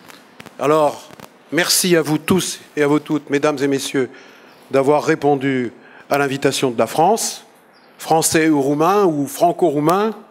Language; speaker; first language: French; native; French